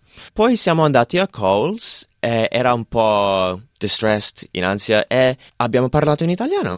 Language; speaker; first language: Italian; non-native, fluent; English